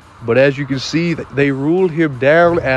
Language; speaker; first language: English; native; English